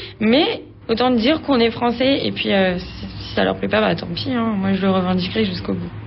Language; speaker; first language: French; early bilingual, other home language; Arabic